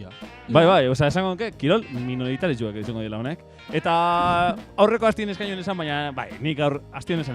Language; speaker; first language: Basque; native; Basque